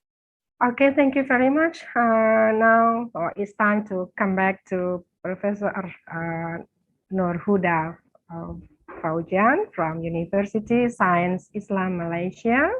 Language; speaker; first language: English; non-native, fluent; Indonesian